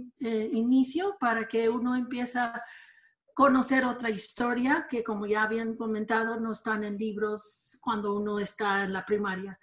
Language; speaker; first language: Spanish; early bilingual, other home language; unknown